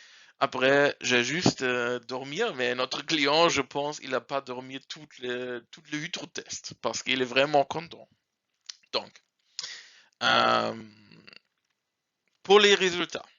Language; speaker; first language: French; non-native, learner; German